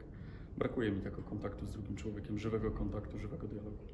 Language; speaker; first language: Polish; native; Polish